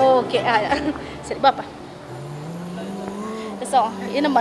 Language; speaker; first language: Kannada; native; Kannada